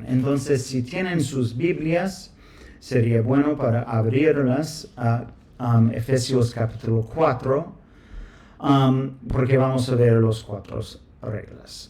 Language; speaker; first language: Spanish; non-native, fluent; English